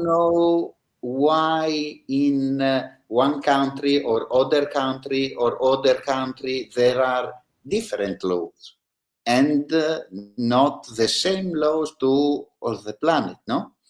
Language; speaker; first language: English; non-native, learner; Italian